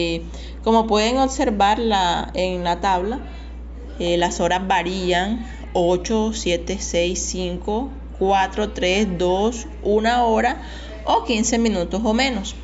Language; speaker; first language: Spanish; native; Spanish